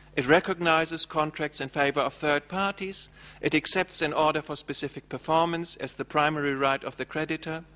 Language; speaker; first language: English; non-native, fluent; German